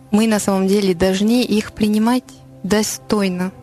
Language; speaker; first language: Russian; non-native, learner; French